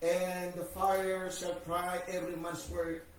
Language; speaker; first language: English; non-native, local second language; Filipino